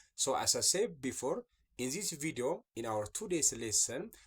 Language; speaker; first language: English; non-native, local second language; Amharic